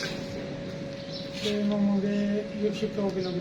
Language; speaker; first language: Korean; non-native, learner; Punjabi